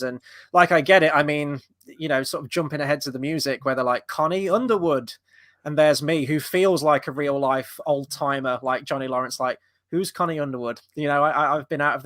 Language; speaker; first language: English; native; English